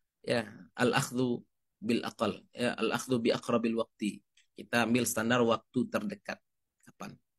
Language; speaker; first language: Indonesian; non-native, local second language; Minangkabau